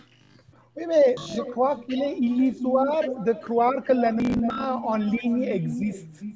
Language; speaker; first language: French; non-native, fluent; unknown